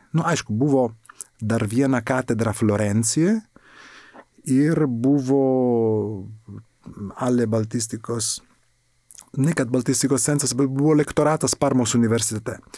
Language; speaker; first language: Lithuanian; non-native, fluent; Italian